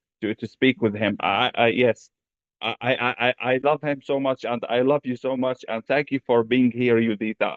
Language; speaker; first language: English; non-native, fluent; Arabic